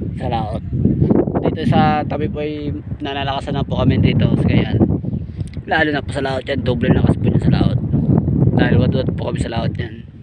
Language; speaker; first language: Filipino; native; Filipino